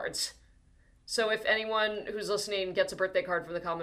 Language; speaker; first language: English; native; English